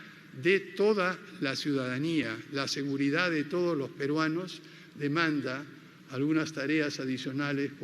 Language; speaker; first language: Spanish; native; Spanish